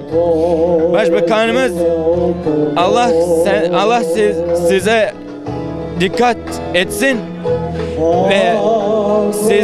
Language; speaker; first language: Turkish; non-native, learner; Bosnian